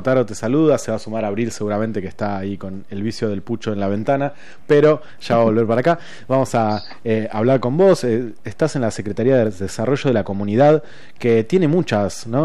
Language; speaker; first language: Spanish; native; Spanish